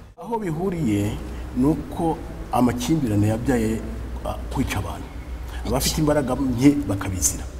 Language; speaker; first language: Kinyarwanda; native; Kinyarwanda